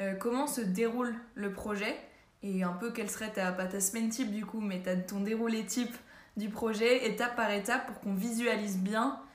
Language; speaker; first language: French; native; French